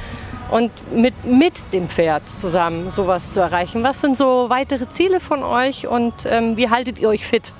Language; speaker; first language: German; native; German